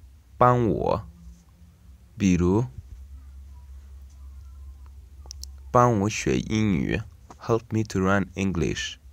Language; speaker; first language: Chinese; non-native, learner; Kinyarwanda